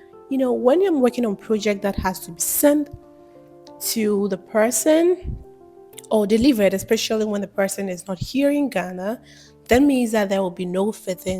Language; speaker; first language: English; non-native, local second language; Akan